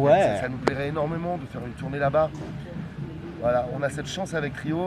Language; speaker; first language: French; native; French